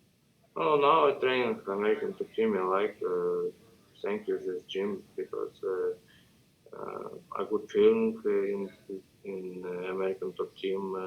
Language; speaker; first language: English; non-native, learner; Russian